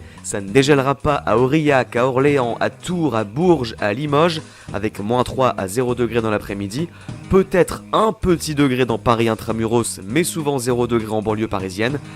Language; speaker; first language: French; native; French